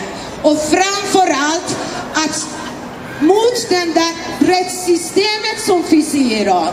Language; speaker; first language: Swedish; non-native, fluent; Persian